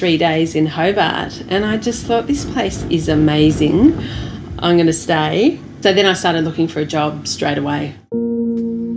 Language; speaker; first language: English; native; English